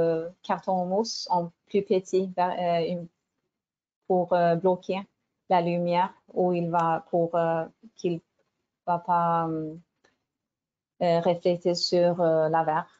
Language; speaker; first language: French; non-native, fluent; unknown